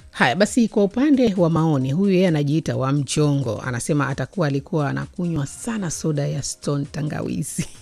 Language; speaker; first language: Swahili; native; Swahili